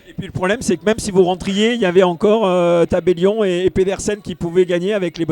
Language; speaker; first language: French; native; French